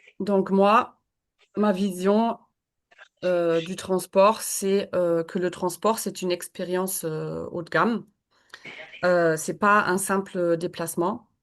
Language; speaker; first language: French; non-native, fluent; German